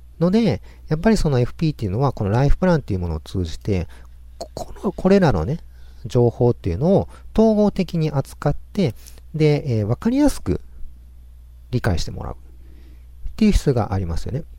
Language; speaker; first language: Japanese; native; Japanese